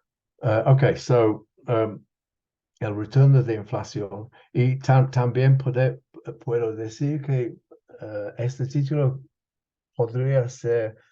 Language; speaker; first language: Spanish; non-native, fluent; English